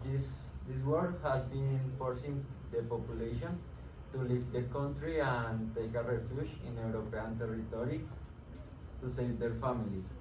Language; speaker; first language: English; non-native, learner; Spanish